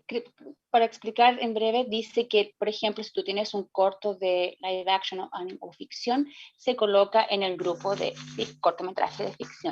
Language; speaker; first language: Spanish; native; Spanish